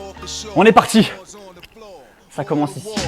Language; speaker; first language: French; native; French